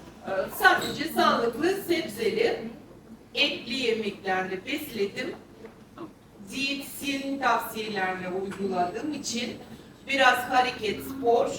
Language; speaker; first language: Turkish; non-native, fluent; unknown